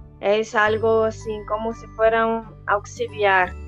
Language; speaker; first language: Spanish; non-native, fluent; Portuguese